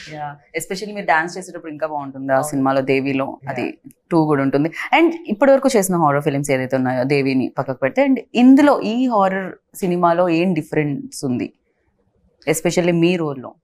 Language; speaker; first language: Telugu; native; Telugu